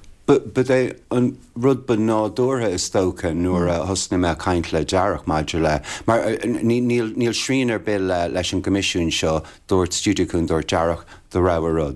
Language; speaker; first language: Irish; native; Irish